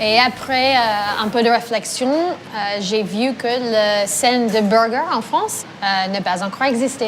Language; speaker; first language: French; non-native, fluent; English